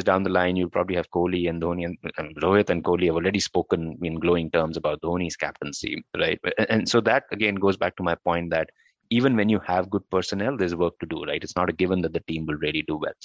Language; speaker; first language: English; non-native, local second language; Hindi